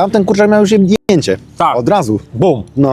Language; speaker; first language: Polish; native; Polish